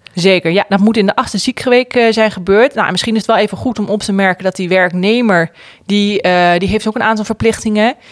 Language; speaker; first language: Dutch; native; Dutch